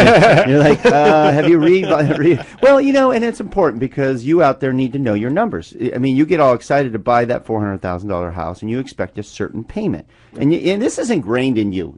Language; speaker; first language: English; native; English